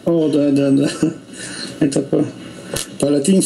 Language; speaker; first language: Russian; non-native, learner; Polish